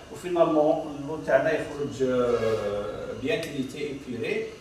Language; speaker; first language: French; non-native, local second language; Arabic